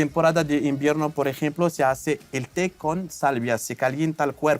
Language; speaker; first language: Spanish; non-native, fluent; Berber languages